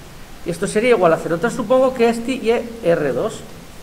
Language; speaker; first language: Spanish; native; Spanish